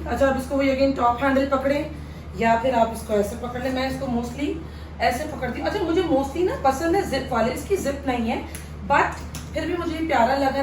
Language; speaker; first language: Urdu; native; Urdu